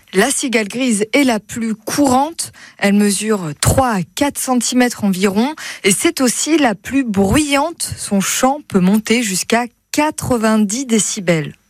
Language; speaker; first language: French; native; French